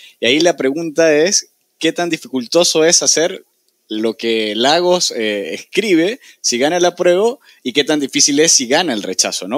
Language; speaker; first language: Spanish; native; Spanish